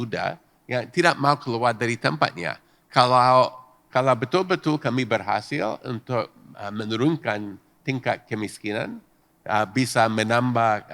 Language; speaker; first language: Indonesian; non-native, fluent; English